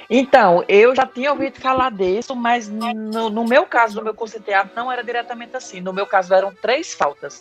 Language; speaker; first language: Portuguese; native; Portuguese